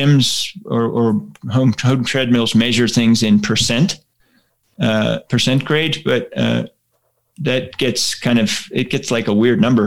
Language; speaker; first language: English; native; English